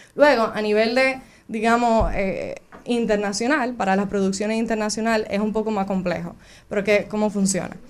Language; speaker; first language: Spanish; native; Spanish